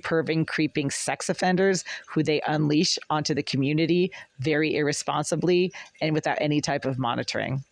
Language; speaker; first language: English; native; English